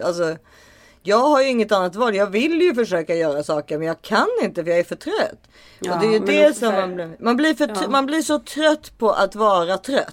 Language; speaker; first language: Swedish; native; Swedish